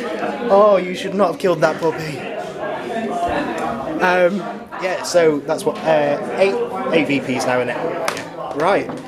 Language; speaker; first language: English; native; English